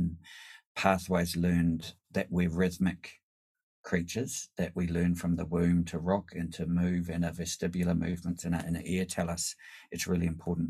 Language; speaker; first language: English; native; English